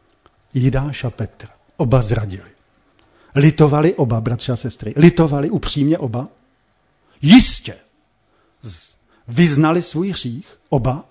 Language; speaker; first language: Czech; native; Czech